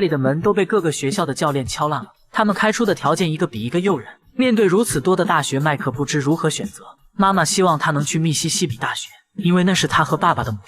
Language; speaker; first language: Chinese; native; Chinese